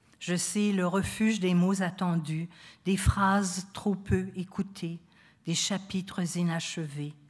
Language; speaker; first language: French; native; French